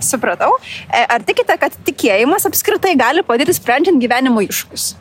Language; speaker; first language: Lithuanian; native; Lithuanian